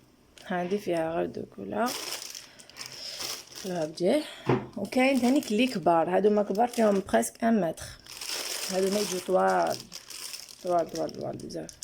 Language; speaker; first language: Arabic; native; Arabic